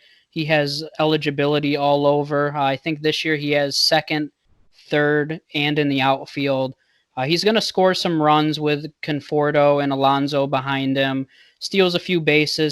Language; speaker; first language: English; native; English